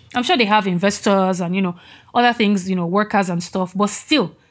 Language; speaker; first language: English; non-native, local second language; Yoruba